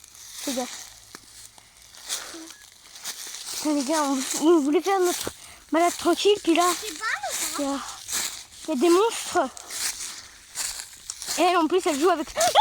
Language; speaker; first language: French; native; French